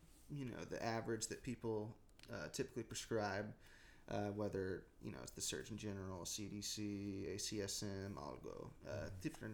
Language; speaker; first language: English; native; English